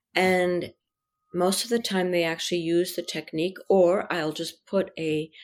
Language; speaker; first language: English; early bilingual, other home language; French